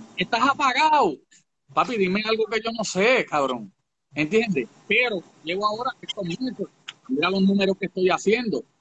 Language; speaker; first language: Spanish; native; Spanish